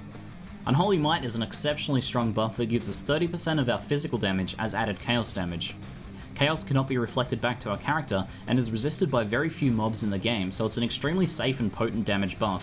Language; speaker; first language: English; native; English